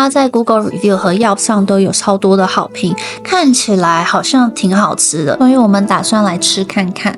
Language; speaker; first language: Chinese; native; Chinese